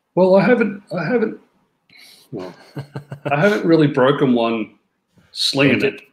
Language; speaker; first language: English; native; English